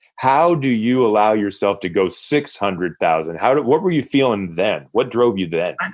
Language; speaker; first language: English; native; English